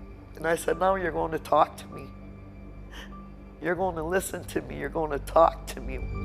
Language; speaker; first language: English; non-native, local second language; French